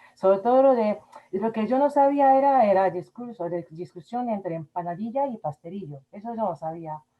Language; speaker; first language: Spanish; non-native, fluent; Japanese